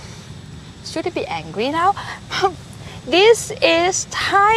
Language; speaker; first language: English; non-native, learner; Thai